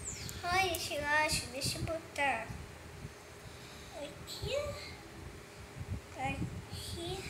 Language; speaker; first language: Portuguese; native; Portuguese